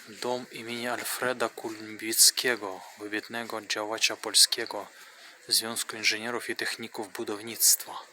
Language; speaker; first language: Polish; non-native, fluent; Russian